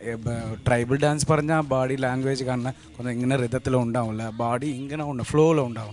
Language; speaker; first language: Malayalam; non-native, learner; Tamil